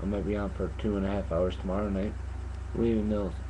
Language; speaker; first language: English; native; English